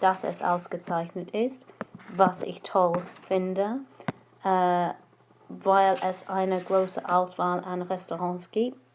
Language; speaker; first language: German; non-native, fluent; English